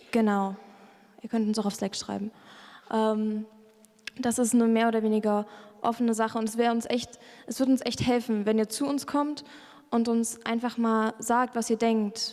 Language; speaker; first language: German; native; German